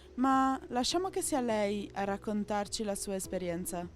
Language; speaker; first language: Italian; native; Italian